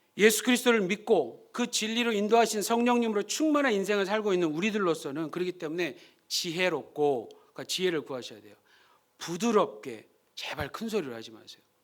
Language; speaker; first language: Korean; early bilingual, heritage; Korean